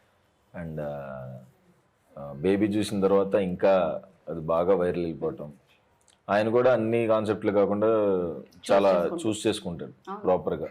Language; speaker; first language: Telugu; native; Telugu